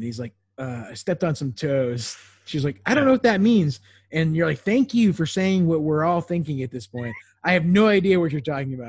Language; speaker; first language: English; native; English